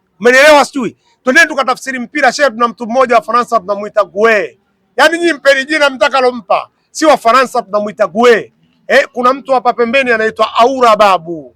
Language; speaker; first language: Swahili; native; Swahili